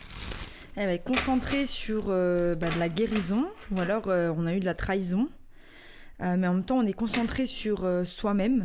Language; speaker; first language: French; native; French